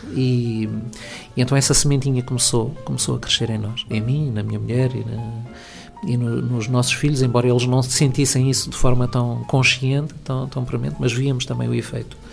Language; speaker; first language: Portuguese; native; Portuguese